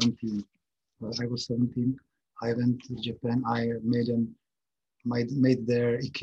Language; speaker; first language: English; non-native, learner; Czech